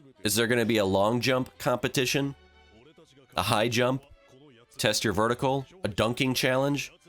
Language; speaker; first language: English; native; English